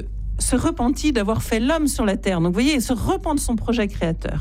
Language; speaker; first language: French; native; French